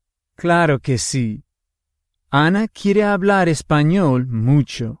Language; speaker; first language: Spanish; non-native, fluent; English